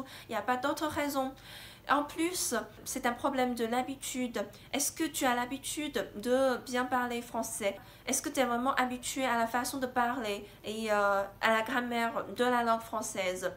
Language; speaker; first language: French; non-native, fluent; Chinese